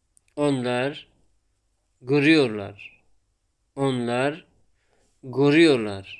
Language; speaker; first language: Turkish; non-native, fluent; Tajik